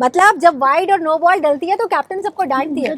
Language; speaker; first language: Hindi; native; Hindi